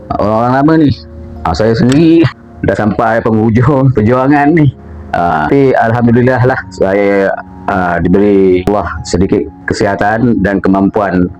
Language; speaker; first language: Malay; native; Malay